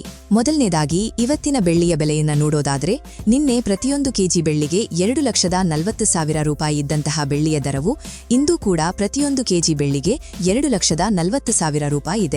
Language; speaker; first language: Kannada; native; Kannada